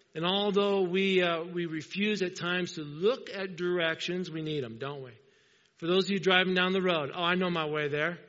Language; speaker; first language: English; native; English